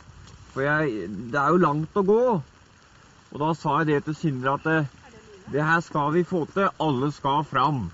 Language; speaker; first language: Norwegian; native; Norwegian